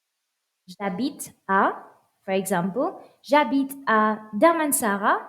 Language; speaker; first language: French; non-native, fluent; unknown